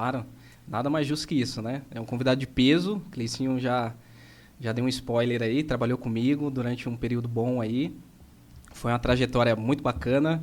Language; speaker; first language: Portuguese; native; Portuguese